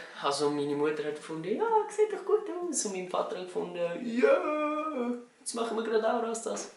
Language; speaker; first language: German; native; German